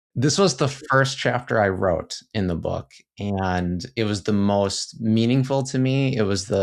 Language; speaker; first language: English; native; English